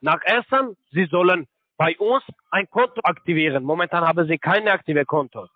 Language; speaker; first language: German; non-native, learner; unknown